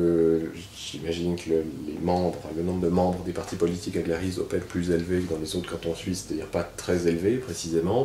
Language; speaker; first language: French; native; French